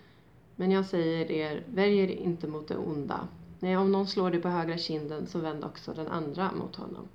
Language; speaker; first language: Swedish; native; Swedish